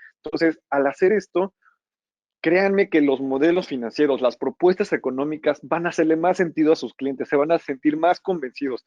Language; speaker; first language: Spanish; native; Spanish